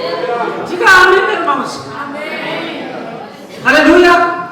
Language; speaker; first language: Portuguese; non-native, learner; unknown